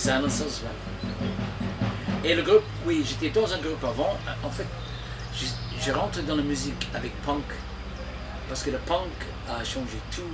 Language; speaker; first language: French; non-native, fluent; English